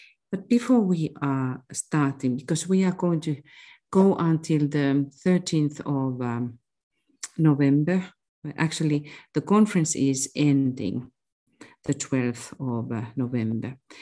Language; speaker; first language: English; non-native, fluent; Finnish